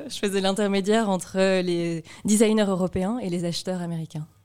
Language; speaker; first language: French; native; French